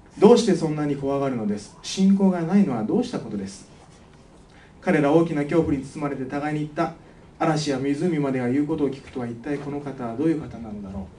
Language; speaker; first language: Japanese; native; Japanese